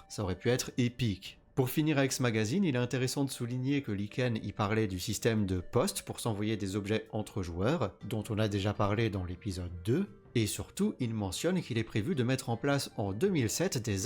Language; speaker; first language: French; native; French